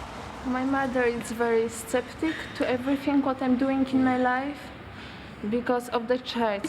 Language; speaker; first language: English; non-native, learner; Polish